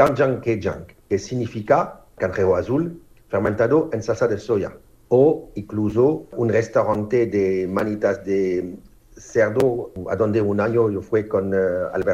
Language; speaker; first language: Spanish; non-native, fluent; French